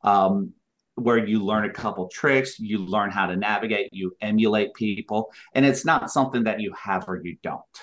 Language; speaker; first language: English; native; English